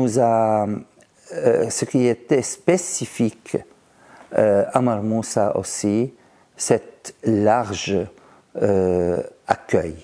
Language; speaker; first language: French; non-native, fluent; Arabic